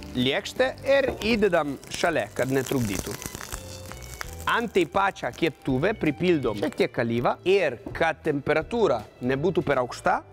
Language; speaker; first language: Lithuanian; non-native, fluent; Italian